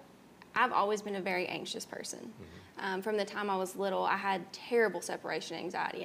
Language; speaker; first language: English; native; English